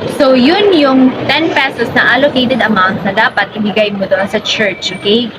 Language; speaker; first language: Filipino; non-native, local second language; Cebuano